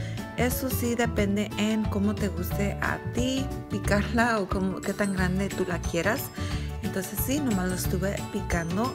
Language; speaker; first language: Spanish; native; Spanish